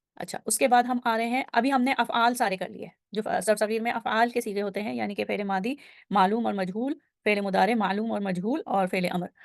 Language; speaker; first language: Urdu; native; Urdu